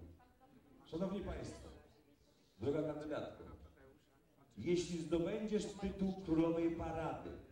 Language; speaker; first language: Polish; native; Polish